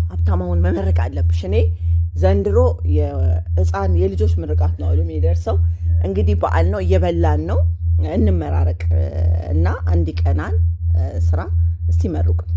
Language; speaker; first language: Amharic; native; Amharic